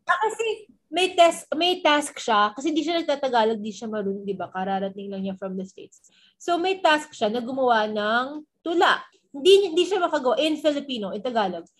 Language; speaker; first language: Filipino; native; Filipino